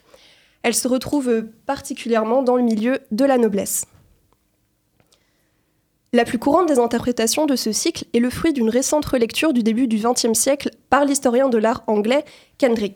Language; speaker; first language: French; native; French